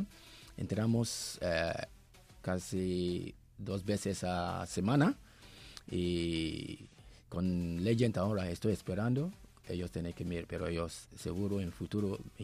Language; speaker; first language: Spanish; non-native, learner; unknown